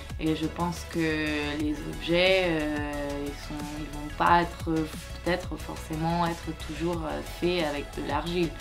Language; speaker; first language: French; non-native, fluent; Portuguese